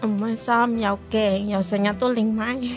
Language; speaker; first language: Chinese; non-native, learner; Indonesian